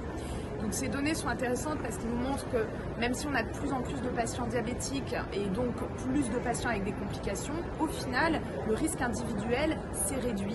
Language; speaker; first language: French; native; French